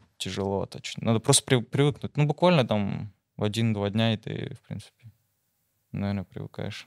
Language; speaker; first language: Russian; native; Russian